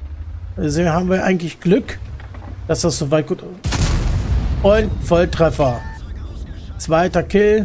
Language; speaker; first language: German; native; German